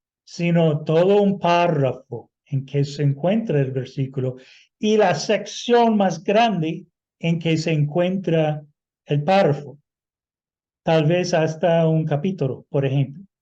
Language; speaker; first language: Spanish; non-native, fluent; English